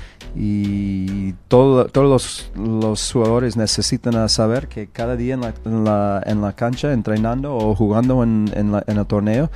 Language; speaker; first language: Spanish; non-native, learner; English